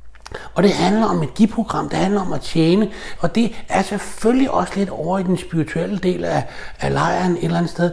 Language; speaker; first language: Danish; native; Danish